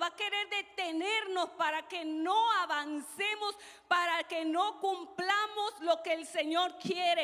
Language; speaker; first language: Spanish; native; Spanish